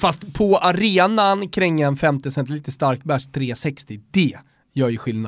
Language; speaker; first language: Swedish; native; Swedish